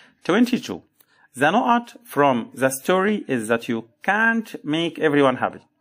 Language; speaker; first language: English; non-native, fluent; Arabic